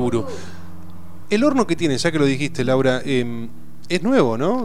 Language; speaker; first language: Spanish; native; Spanish